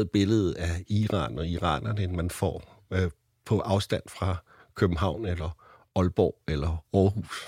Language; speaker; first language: Danish; native; Danish